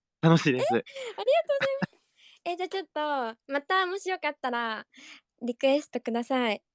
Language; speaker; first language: Japanese; native; Japanese